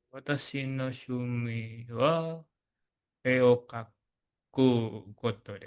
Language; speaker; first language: Japanese; non-native, learner; Indonesian